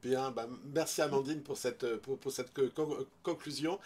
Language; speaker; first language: French; native; French